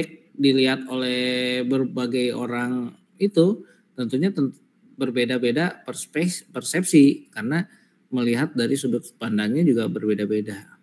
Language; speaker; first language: Indonesian; native; Indonesian